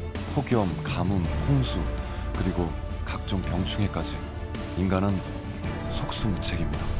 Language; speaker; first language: Korean; native; Korean